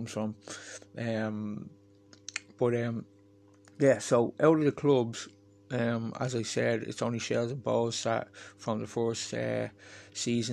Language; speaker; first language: English; native; English